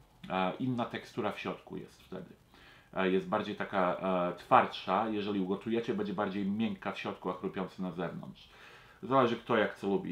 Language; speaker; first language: Polish; early bilingual, heritage; Polish